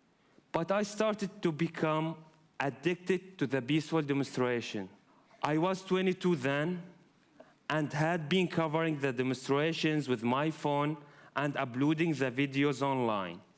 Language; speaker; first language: English; non-native, fluent; Arabic